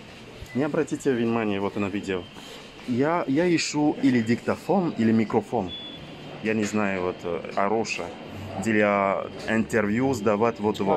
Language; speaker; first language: Russian; non-native, learner; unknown